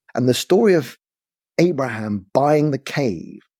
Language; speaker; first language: English; native; English